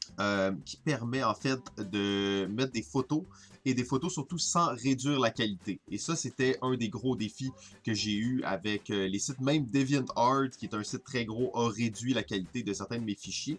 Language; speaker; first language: French; native; French